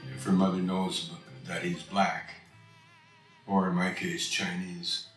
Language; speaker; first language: English; native; English